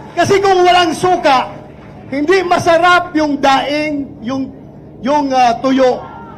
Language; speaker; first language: Filipino; non-native, local second language; Cebuano